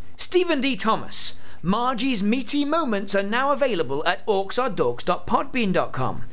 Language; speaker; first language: English; native; English